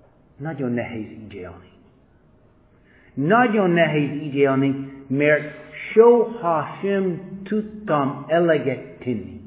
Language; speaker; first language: Hungarian; non-native, fluent; English